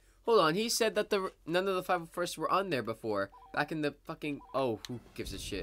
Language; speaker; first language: English; native; English